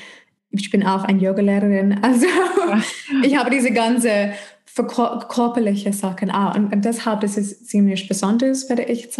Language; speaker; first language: German; non-native, fluent; English